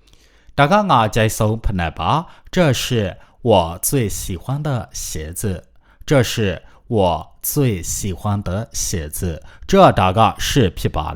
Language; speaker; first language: Chinese; non-native, fluent; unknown